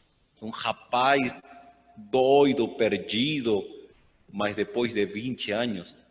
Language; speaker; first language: Portuguese; non-native, fluent; Spanish